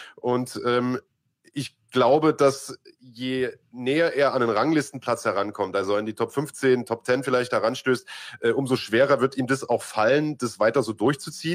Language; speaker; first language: German; native; German